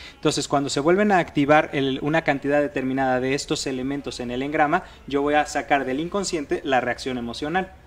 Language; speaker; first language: Spanish; native; Spanish